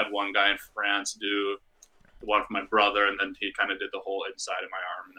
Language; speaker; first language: English; native; English